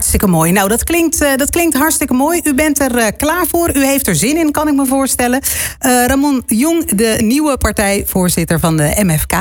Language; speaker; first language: Dutch; native; Dutch